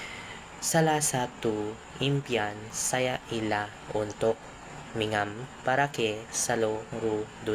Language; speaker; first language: Indonesian; non-native, learner; Filipino